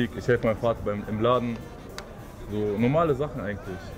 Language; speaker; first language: German; early bilingual, other home language; Arabic